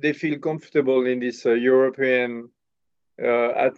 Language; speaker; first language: English; non-native, fluent; French